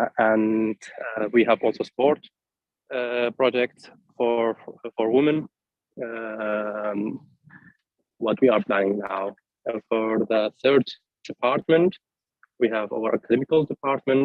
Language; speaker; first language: English; non-native, fluent; Arabic